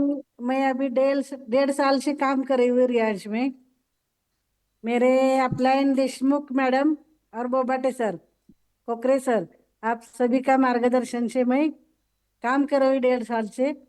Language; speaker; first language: Hindi; non-native, local second language; Marathi